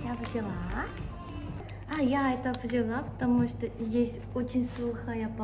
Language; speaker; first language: Russian; non-native, fluent; Korean